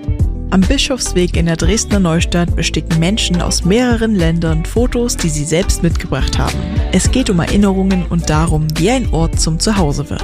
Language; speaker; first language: German; native; German